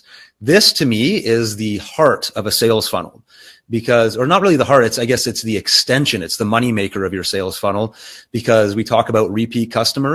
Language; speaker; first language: English; native; English